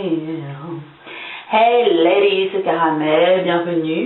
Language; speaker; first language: French; native; French